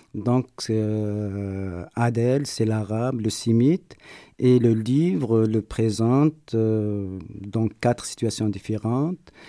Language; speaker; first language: French; non-native, local second language; Berber languages